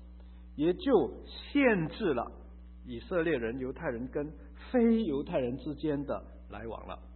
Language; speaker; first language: Chinese; native; Chinese